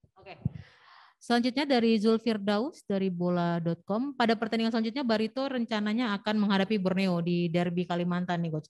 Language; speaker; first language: Indonesian; native; Indonesian